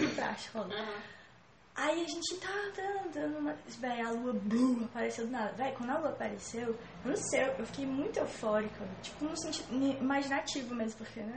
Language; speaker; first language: Portuguese; native; Portuguese